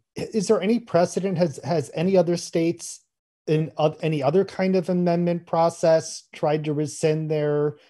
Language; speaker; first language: English; native; English